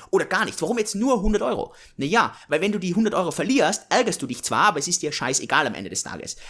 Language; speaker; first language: German; native; German